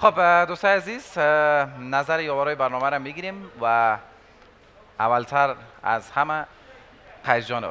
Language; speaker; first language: Persian; native; Persian